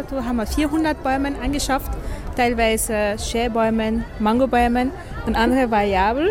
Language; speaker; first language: German; non-native, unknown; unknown